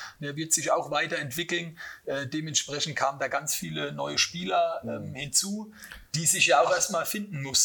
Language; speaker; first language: German; native; German